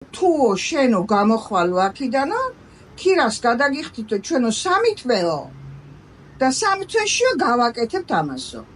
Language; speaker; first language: Georgian; native; Georgian